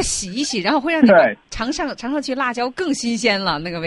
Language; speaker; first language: Chinese; native; Chinese